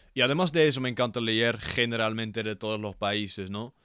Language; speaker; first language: Spanish; non-native, fluent; Dutch